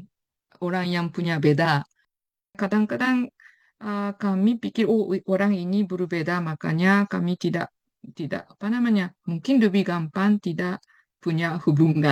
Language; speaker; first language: Indonesian; non-native, fluent; Japanese